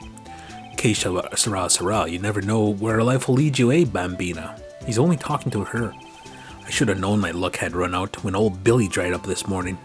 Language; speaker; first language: English; native; English